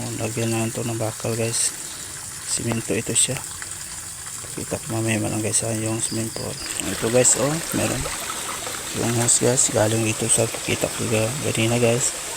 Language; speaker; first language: Filipino; non-native, local second language; Cebuano